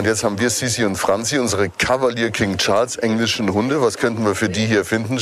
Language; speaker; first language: German; native; German